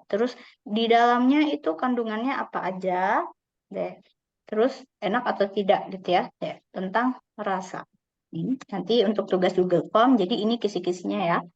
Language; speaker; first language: Indonesian; native; Indonesian